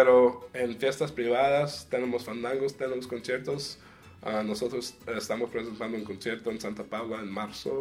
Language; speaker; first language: Spanish; early bilingual, heritage; Spanish